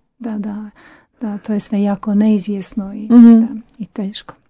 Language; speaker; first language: Croatian; native; Croatian